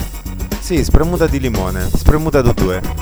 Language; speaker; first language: Italian; native; Italian